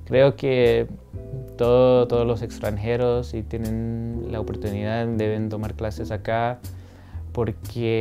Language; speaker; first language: Spanish; non-native, fluent; English